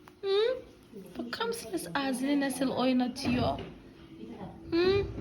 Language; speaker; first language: Turkish; non-native, fluent; Portuguese